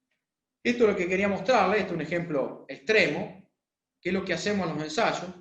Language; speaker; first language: Spanish; native; Spanish